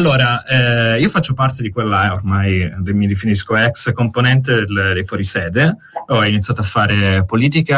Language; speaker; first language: Italian; native; Italian